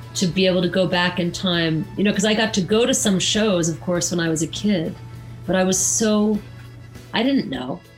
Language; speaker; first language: English; native; English